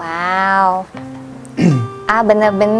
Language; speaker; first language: Indonesian; native; Indonesian